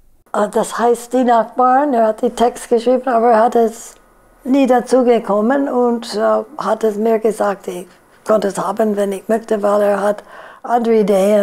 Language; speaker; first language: German; non-native, fluent; English